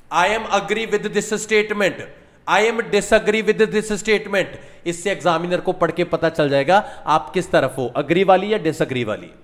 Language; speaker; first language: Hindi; non-native, local second language; Punjabi